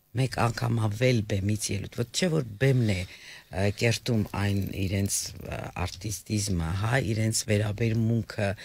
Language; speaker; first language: Armenian; native; Armenian